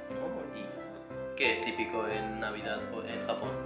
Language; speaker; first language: Spanish; native; Spanish